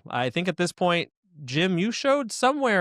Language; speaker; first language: English; native; English